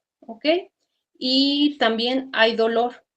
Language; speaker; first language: Spanish; native; Spanish